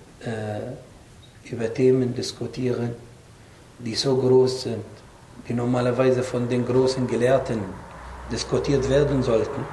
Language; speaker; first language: German; non-native, fluent; Arabic